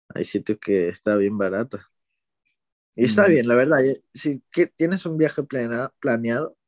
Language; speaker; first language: Spanish; native; Spanish